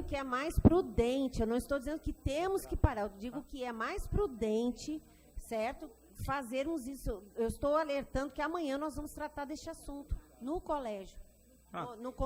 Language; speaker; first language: Portuguese; native; Portuguese